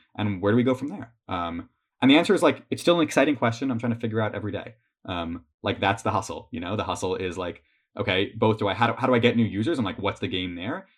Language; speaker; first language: English; native; English